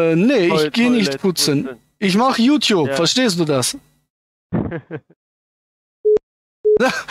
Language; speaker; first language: German; native; German